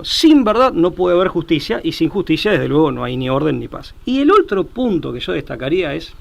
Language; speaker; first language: Spanish; native; Spanish